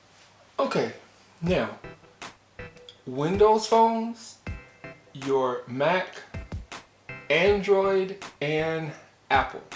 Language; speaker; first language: English; native; English